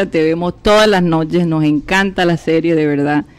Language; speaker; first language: Spanish; native; Spanish